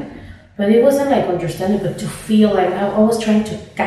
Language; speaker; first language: English; non-native, fluent; Spanish